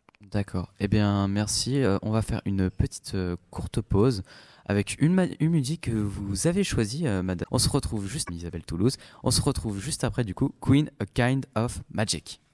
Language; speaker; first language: French; native; French